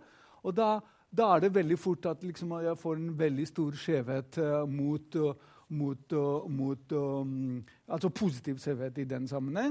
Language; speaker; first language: Norwegian; non-native, fluent; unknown